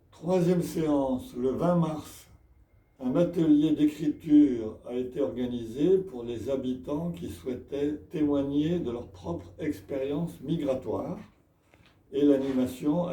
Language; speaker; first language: French; native; French